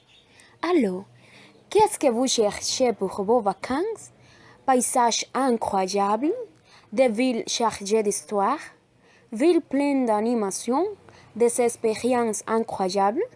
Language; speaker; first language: French; non-native, learner; Spanish